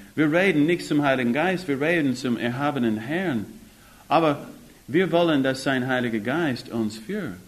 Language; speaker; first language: German; non-native, fluent; English